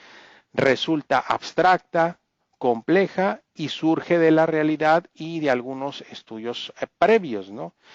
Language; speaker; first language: Spanish; native; Spanish